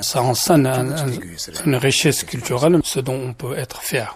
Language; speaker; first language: French; non-native, fluent; Tibetan